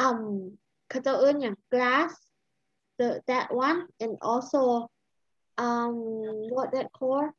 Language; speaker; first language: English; non-native, fluent; Lao